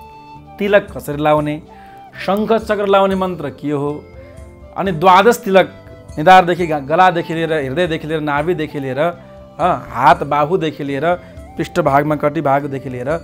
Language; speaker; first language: Nepali; native; Nepali